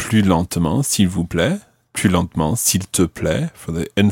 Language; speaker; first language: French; non-native, fluent; English